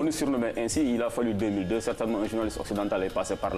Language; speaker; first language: French; non-native, local second language; Wolof